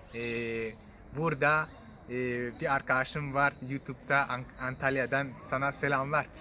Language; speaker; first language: Turkish; non-native, fluent; French